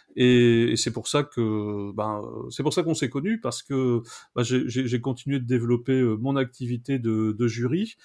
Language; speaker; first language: French; native; French